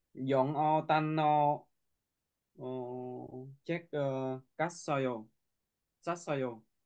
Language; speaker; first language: Korean; non-native, learner; Vietnamese